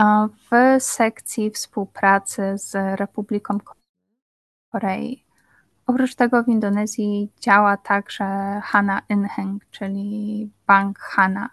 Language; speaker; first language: Polish; native; Polish